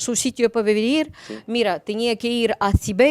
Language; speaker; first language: Spanish; non-native, learner; Ukrainian